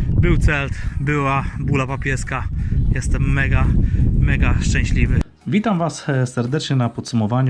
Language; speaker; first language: Polish; native; Polish